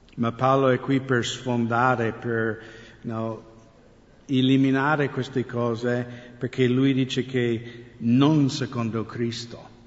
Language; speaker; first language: Italian; non-native, fluent; English